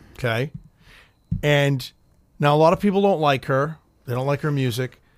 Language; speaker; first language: English; native; English